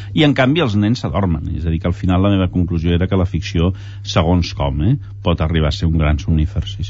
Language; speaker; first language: Catalan; early bilingual, heritage; Catalan